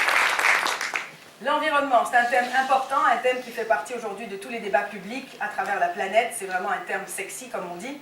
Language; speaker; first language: French; native; French